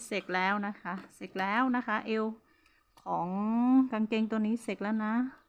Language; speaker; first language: Thai; non-native, local second language; Hmong